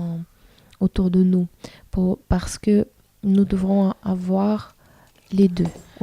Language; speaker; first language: French; non-native, fluent; Russian